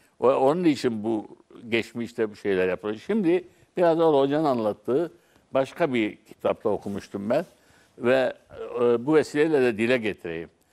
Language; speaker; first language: Turkish; non-native, local second language; Arabic